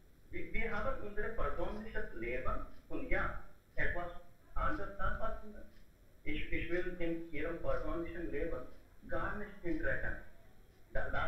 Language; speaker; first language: German; non-native, learner; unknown